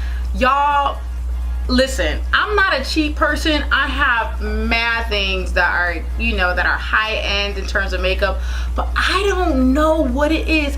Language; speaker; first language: English; native; English